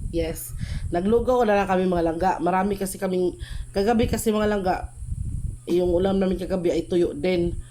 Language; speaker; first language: Filipino; non-native, local second language; Cebuano